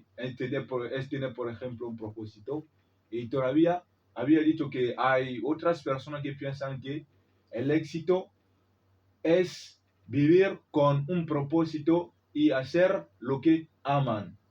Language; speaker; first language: Spanish; non-native, learner; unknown